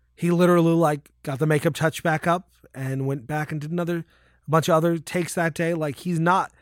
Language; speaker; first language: English; native; English